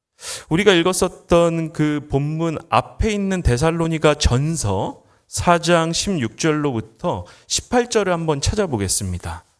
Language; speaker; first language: Korean; native; Korean